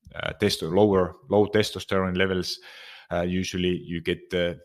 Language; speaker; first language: English; non-native, fluent; Finnish